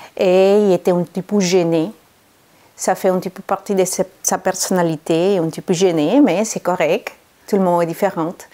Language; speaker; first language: French; non-native, fluent; Spanish